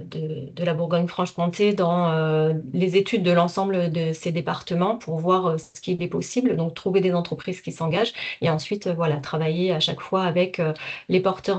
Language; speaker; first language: French; native; French